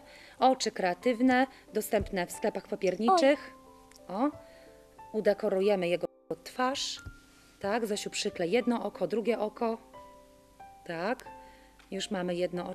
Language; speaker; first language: Polish; native; Polish